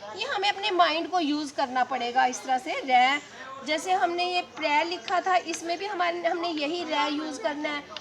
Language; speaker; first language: Hindi; non-native, local second language; Punjabi